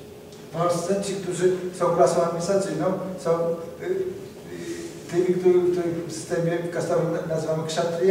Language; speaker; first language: Polish; native; Polish